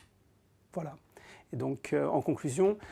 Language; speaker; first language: French; native; French